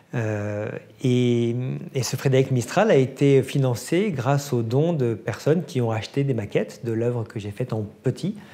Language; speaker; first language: French; native; French